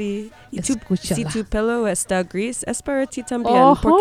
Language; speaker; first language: Spanish; non-native, learner; English